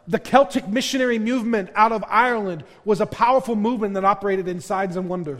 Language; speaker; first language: English; native; English